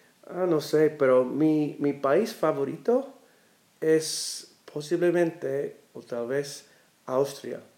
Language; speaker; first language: Spanish; non-native, learner; English